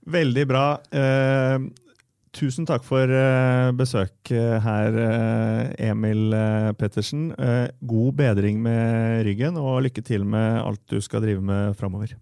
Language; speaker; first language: Norwegian; native; Norwegian